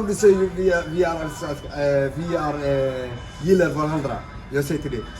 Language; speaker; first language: Swedish; non-native, learner; Somali